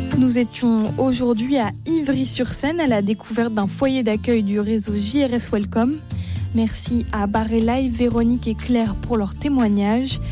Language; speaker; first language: French; native; French